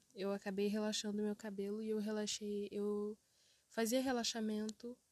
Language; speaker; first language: Portuguese; early bilingual, other home language; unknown